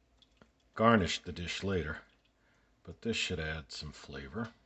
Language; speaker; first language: English; native; English